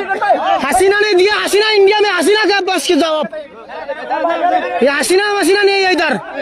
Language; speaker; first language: Hindi; non-native, learner; Bangla